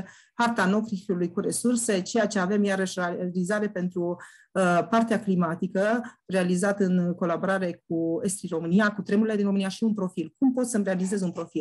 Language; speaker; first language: Romanian; native; Romanian